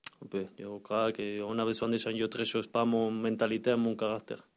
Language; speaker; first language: French; non-native, learner; Spanish